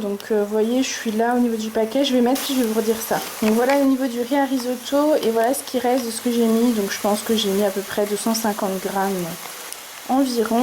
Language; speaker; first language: French; native; French